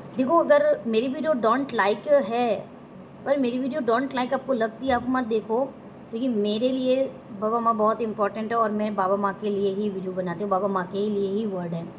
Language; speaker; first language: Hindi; non-native, local second language; Gujarati